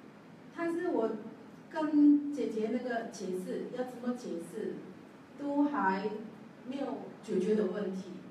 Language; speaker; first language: Chinese; non-native, learner; Javanese